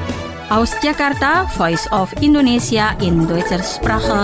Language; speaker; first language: German; non-native, fluent; Indonesian